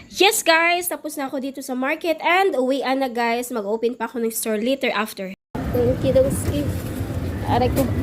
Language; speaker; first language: Filipino; non-native, local second language; Cebuano